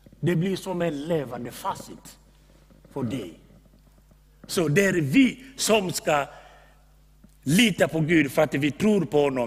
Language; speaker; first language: Swedish; non-native, fluent; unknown